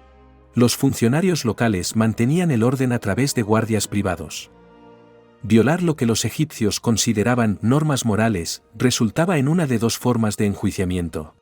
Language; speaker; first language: Spanish; native; Spanish